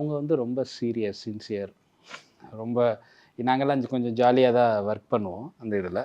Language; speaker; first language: Tamil; native; Tamil